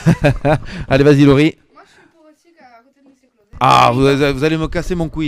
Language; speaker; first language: French; native; French